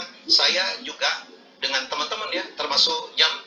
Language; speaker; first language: Indonesian; native; Indonesian